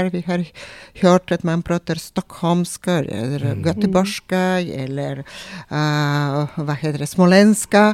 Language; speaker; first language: Swedish; non-native, fluent; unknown